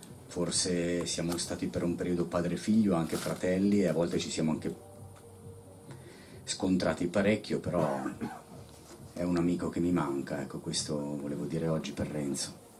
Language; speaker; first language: Italian; native; Italian